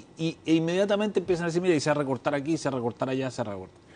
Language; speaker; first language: Spanish; native; Spanish